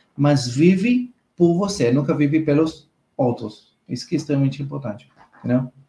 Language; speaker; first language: Portuguese; non-native, fluent; Hebrew